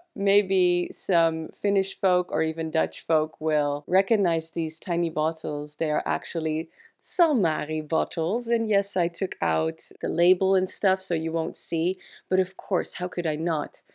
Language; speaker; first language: English; non-native, fluent; French